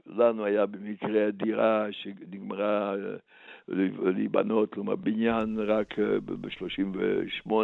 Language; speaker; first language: Hebrew; non-native, fluent; Slovak